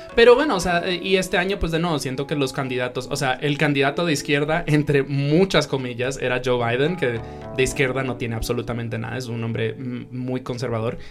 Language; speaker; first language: Spanish; native; Spanish